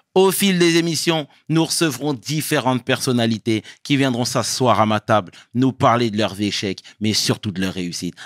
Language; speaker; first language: French; early bilingual, other home language; Lingala